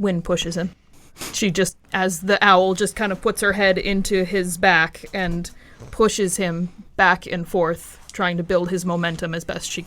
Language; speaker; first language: English; native; English